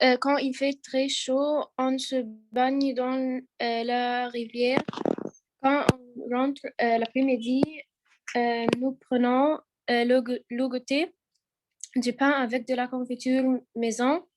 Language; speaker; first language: French; non-native, learner; Arabic